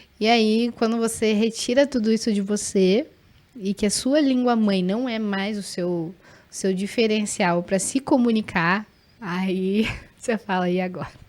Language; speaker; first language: Portuguese; native; Portuguese